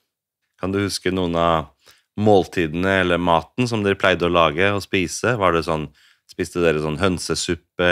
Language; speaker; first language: Norwegian; native; Norwegian